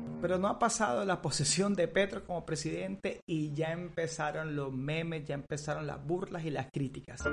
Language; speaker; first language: Spanish; native; Spanish